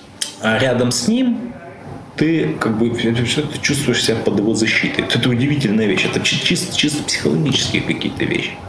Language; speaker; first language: Russian; native; Russian